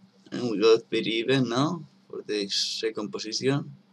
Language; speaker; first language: English; non-native, learner; Spanish